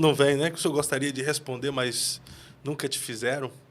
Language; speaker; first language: Portuguese; native; Portuguese